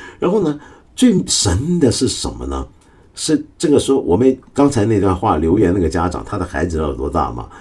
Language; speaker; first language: Chinese; early bilingual, other home language; Cantonese